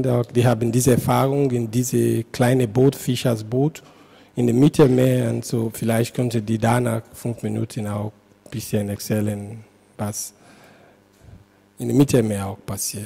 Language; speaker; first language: German; non-native, learner; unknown